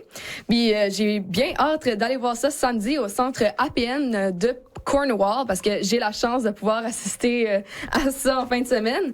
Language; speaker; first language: French; native; French